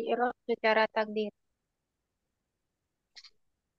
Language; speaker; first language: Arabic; non-native, learner; Indonesian